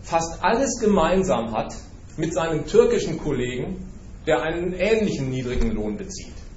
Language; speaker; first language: German; native; German